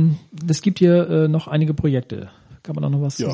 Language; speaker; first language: German; native; German